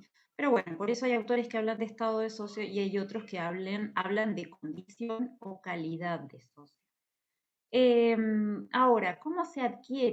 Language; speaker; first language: Spanish; native; Spanish